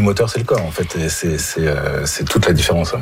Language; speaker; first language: French; native; French